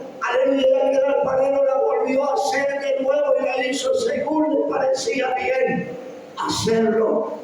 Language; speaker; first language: Spanish; native; Spanish